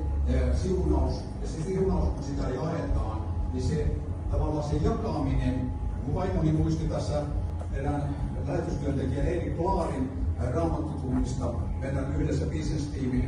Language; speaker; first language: Finnish; native; Finnish